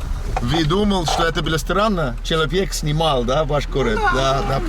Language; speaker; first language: Russian; non-native, learner; English